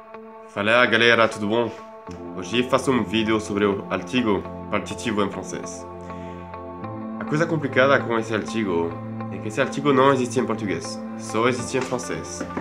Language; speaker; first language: Portuguese; non-native, fluent; French